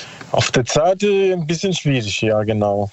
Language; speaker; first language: German; non-native, learner; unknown